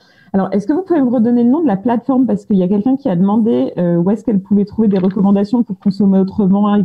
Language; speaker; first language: French; native; French